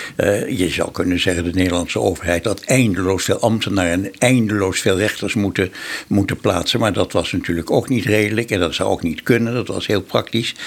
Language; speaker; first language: Dutch; native; Dutch